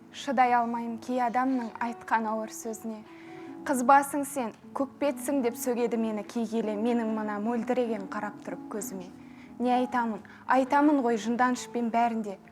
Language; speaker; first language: Kazakh; native; Kazakh